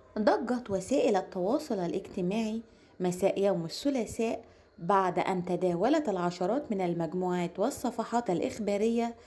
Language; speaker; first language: Arabic; native; Arabic